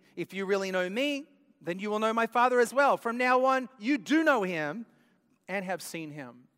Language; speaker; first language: English; native; English